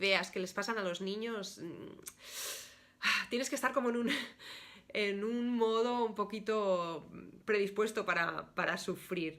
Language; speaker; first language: Spanish; native; Spanish